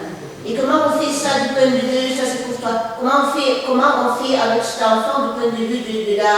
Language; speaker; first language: French; non-native, fluent; Russian